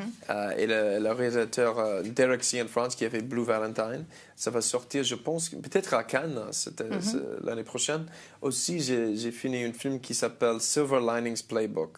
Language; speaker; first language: French; non-native, learner; English